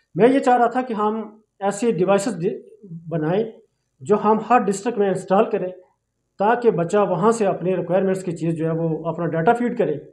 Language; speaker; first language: Urdu; non-native, local second language; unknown